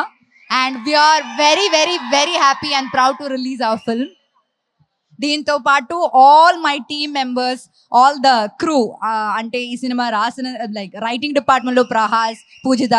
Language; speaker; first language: Telugu; non-native, fluent; Malayalam